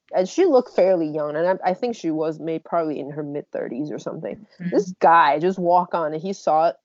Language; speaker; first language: English; non-native, fluent; Chinese